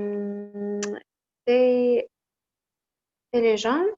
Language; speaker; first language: French; non-native, learner; Kazakh